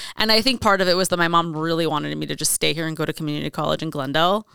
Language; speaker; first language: English; native; English